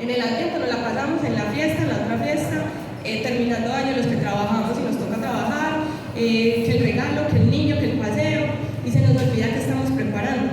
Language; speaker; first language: Spanish; native; Spanish